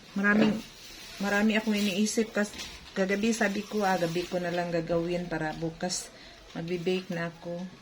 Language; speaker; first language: Filipino; non-native, local second language; Cebuano